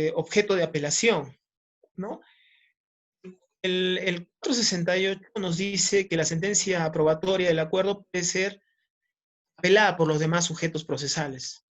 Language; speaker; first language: Spanish; native; Spanish